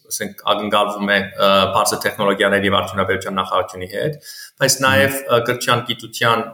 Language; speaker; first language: Armenian; early bilingual, heritage; Armenian